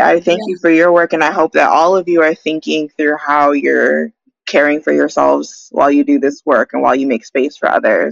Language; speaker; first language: English; native; English